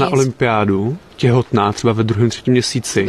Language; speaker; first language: Czech; native; Czech